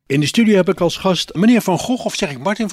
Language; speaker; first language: Dutch; native; Dutch